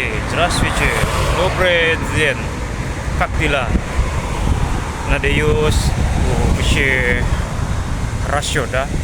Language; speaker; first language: Russian; non-native, learner; Indonesian